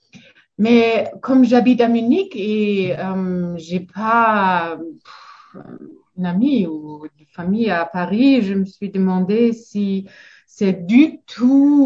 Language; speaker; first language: French; non-native, fluent; German